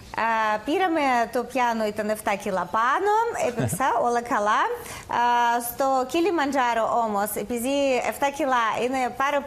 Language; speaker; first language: Greek; non-native, learner; Russian